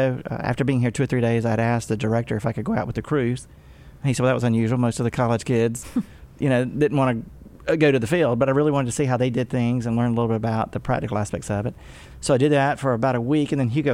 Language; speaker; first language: English; native; English